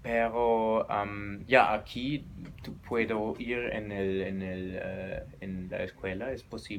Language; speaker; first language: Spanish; non-native, learner; German